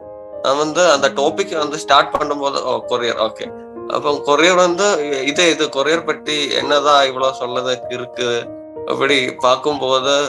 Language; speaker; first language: Tamil; non-native, learner; Malayalam